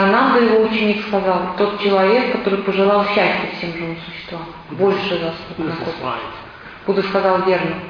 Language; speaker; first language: Russian; native; Russian